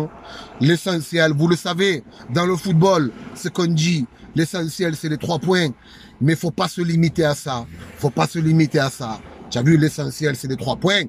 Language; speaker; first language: French; native; French